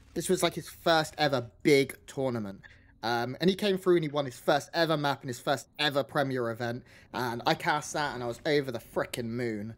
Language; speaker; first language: English; native; English